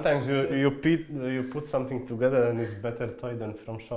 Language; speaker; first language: English; non-native, fluent; Polish